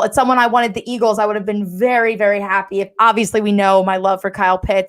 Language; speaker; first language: English; native; English